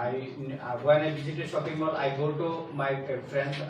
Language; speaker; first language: English; non-native, learner; Bangla